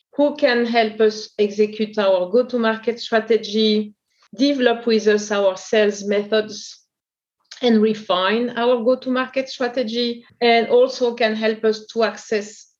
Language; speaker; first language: English; non-native, fluent; French